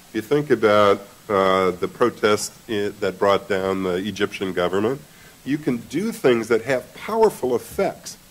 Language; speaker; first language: English; native; English